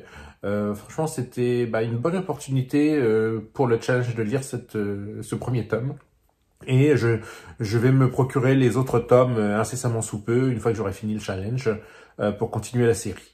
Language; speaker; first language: French; native; French